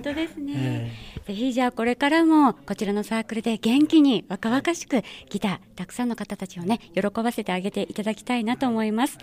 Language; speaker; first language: Japanese; native; Japanese